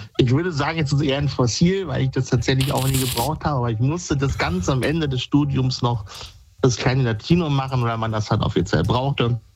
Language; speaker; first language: German; native; German